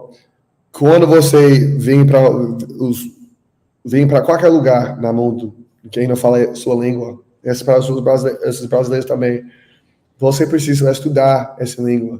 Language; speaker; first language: Portuguese; non-native, learner; English